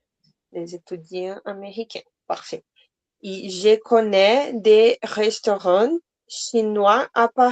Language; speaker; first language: French; non-native, learner; Portuguese